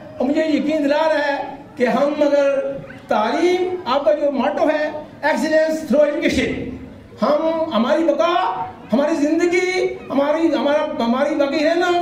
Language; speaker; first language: Urdu; non-native, local second language; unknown